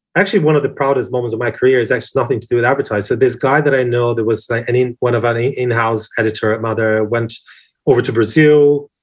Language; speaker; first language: English; non-native, fluent; Portuguese